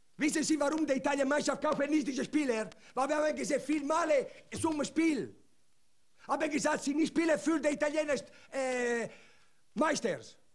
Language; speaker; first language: German; non-native, learner; Italian